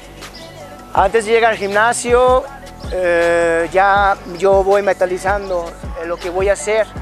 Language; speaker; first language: Spanish; non-native, fluent; Hungarian